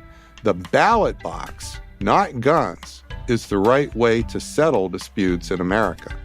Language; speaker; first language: English; native; English